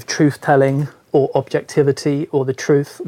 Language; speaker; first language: English; native; English